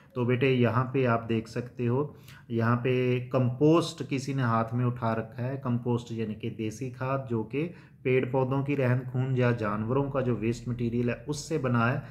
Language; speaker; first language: Hindi; non-native, local second language; Punjabi